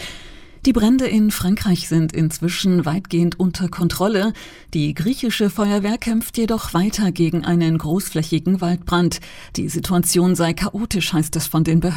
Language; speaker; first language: German; native; German